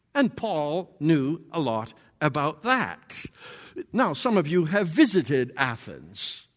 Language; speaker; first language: English; native; English